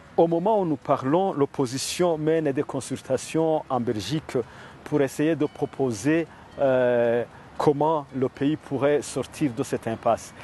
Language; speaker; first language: French; non-native, local second language; Rundi